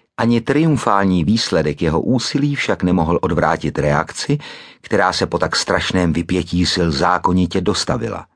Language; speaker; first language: Czech; native; Czech